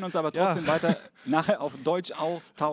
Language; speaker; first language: German; native; German